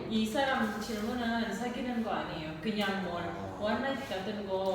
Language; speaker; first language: Korean; non-native, learner; Indonesian